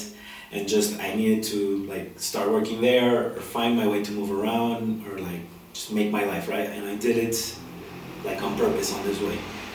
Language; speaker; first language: English; non-native, fluent; Spanish